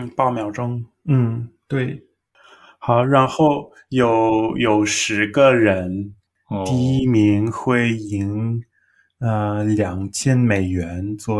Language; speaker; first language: Chinese; non-native, learner; English